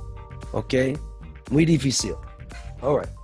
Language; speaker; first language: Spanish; non-native, learner; English